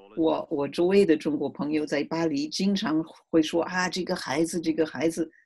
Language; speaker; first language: Chinese; non-native, fluent; French